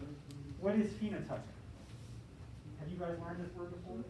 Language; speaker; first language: English; native; English